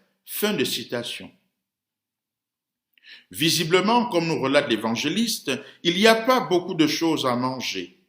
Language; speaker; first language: French; native; French